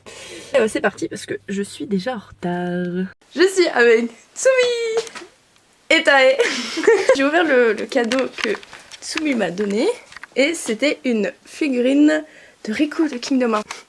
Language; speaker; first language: French; native; French